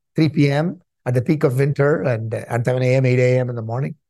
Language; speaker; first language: English; non-native, local second language; Tamil